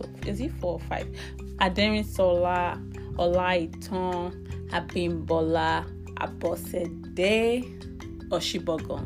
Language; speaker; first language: English; non-native, local second language; Yoruba